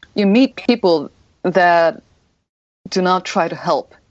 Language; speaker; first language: English; non-native, fluent; Japanese